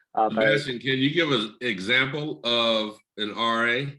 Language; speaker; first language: English; native; English